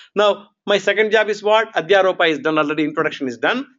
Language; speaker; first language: English; non-native, local second language; Tamil